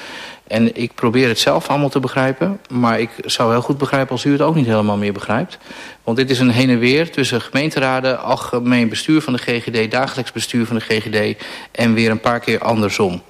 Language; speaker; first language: Dutch; native; Dutch